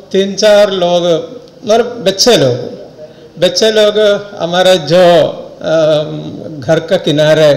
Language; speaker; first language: Hindi; non-native, local second language; Malayalam